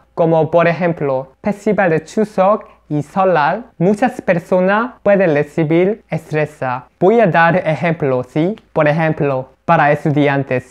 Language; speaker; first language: Spanish; non-native, learner; Korean